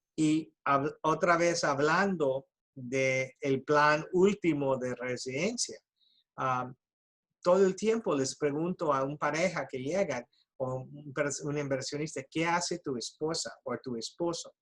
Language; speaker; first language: Spanish; early bilingual, heritage; Spanish